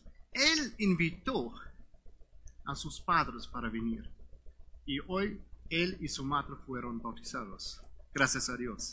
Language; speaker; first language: Spanish; non-native, fluent; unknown